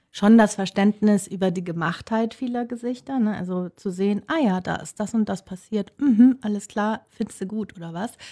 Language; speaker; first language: German; native; German